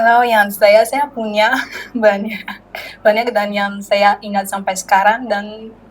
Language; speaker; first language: Indonesian; non-native, learner; Malagasy